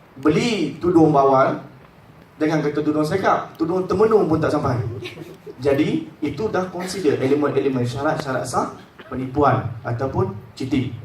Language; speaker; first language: Malay; native; Malay